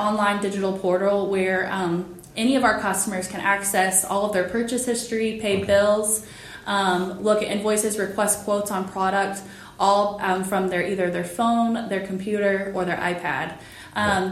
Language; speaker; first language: English; native; English